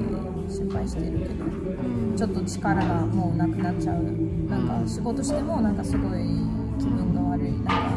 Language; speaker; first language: Japanese; non-native, fluent; Russian